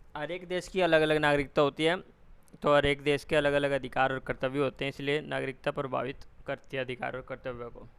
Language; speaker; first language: Hindi; native; Hindi